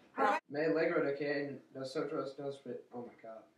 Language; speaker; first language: Spanish; non-native, learner; English